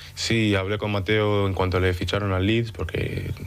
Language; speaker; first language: Spanish; early bilingual, other home language; English